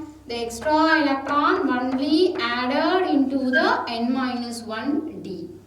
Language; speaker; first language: English; non-native, local second language; Tamil